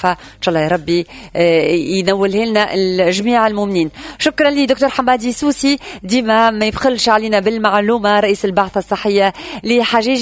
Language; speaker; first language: Arabic; native; Arabic